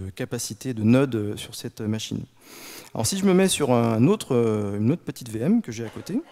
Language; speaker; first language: French; native; French